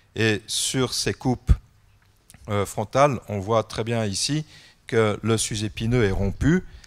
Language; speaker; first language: French; native; French